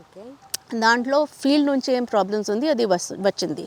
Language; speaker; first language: Telugu; non-native, local second language; Hindi